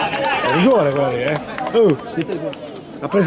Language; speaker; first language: Italian; native; Italian